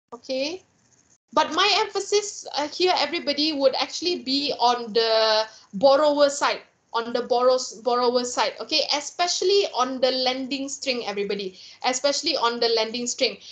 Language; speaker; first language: English; non-native, local second language; Malay